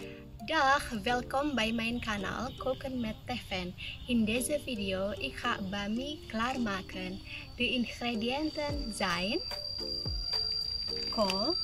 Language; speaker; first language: Dutch; non-native, learner; Indonesian